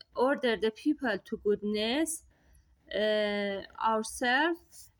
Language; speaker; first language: English; non-native, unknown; Persian